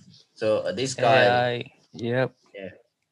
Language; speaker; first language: English; non-native, fluent; Chinese